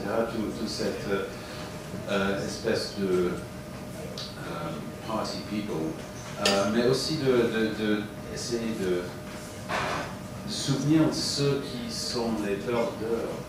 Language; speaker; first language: French; non-native, fluent; English